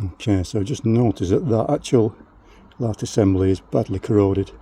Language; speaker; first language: English; native; English